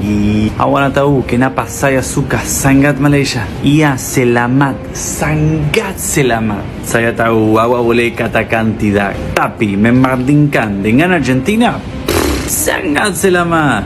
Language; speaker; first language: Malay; non-native, learner; Spanish